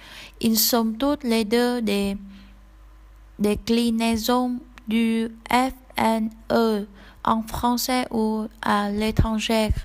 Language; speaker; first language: French; non-native, learner; Vietnamese